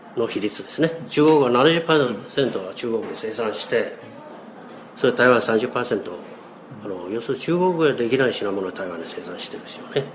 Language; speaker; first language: Japanese; non-native, fluent; Chinese